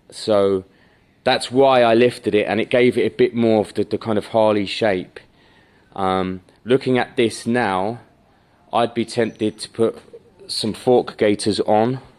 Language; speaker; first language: English; native; English